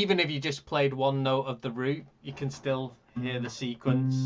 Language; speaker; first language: English; native; English